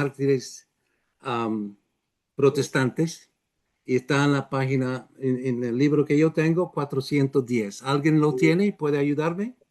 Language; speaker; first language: Spanish; non-native, fluent; English